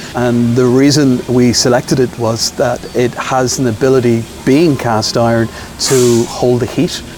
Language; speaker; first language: English; native; English